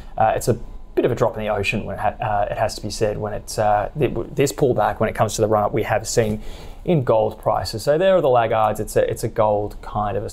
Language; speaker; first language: English; native; English